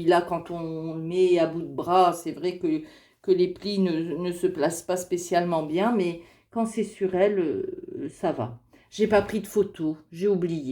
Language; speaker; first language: French; native; French